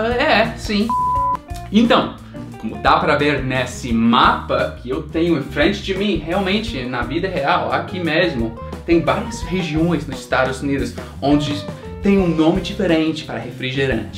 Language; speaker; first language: Portuguese; non-native, fluent; English